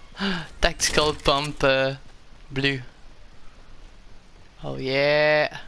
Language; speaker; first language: English; non-native, learner; French